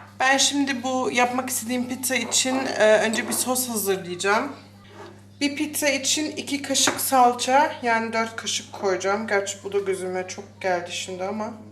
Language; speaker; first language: Turkish; early bilingual, heritage; Turkish